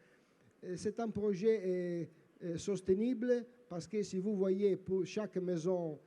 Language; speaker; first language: French; non-native, learner; Italian